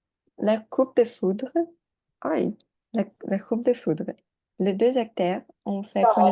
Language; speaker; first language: French; non-native, learner; Portuguese